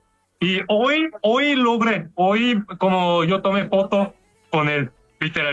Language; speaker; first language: Spanish; non-native, learner; Korean